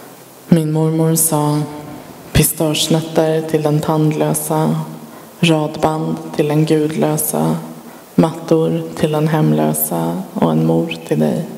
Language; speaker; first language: Swedish; early bilingual, other home language; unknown